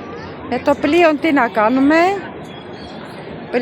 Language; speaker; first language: Greek; non-native, fluent; Armenian